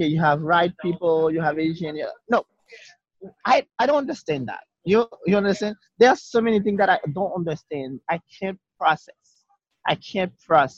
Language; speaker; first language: English; non-native, fluent; Haitian Creole